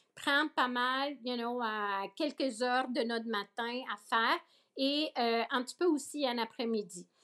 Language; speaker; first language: French; early bilingual, other home language; Spanish